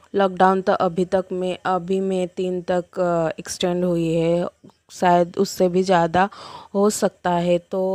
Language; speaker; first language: Hindi; non-native, local second language; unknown